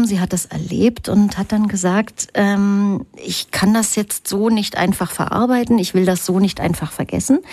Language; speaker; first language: German; native; German